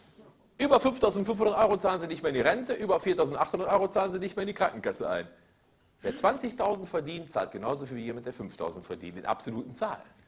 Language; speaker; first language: German; native; German